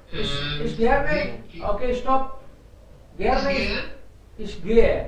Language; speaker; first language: German; non-native, fluent; Hindi